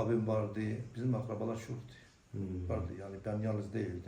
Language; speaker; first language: Turkish; non-native, local second language; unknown